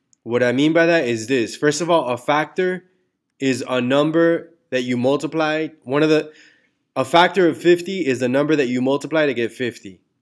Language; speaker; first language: English; early bilingual, other home language; Spanish